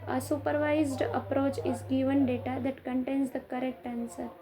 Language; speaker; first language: English; non-native, local second language; Gujarati